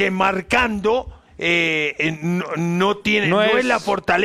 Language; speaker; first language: Spanish; native; Spanish